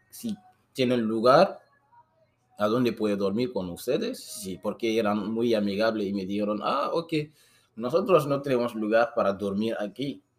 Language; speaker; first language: Spanish; non-native, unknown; Susu